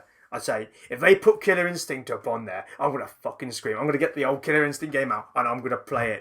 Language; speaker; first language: English; native; English